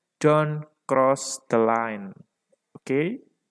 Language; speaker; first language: English; non-native, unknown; Indonesian